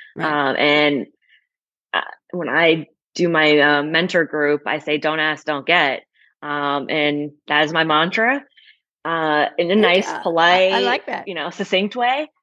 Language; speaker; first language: English; native; English